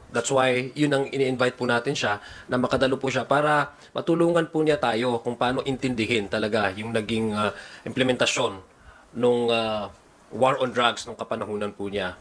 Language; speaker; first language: Filipino; native; Filipino